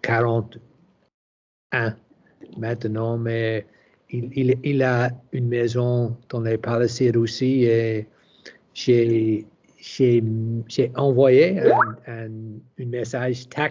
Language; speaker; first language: French; non-native, learner; English